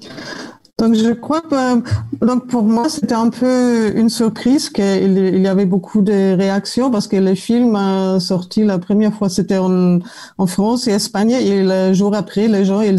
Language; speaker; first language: French; non-native, fluent; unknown